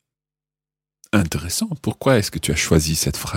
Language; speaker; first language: French; non-native, fluent; English